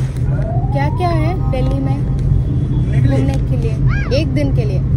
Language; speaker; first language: Hindi; non-native, local second language; Kannada